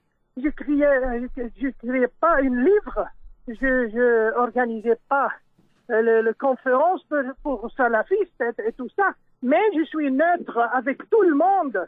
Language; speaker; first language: French; non-native, local second language; Dutch